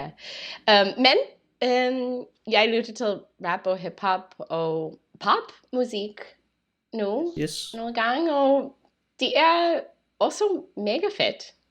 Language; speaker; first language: Danish; non-native, fluent; English